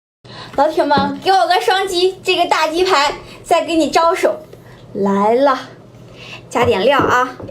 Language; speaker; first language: Chinese; native; Chinese